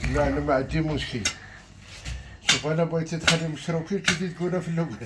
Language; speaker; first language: Arabic; native; Arabic